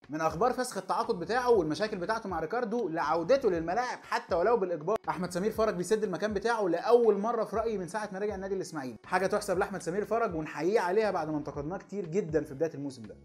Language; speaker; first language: Arabic; native; Arabic